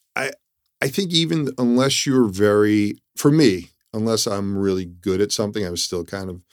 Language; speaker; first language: English; early bilingual, other home language; Italian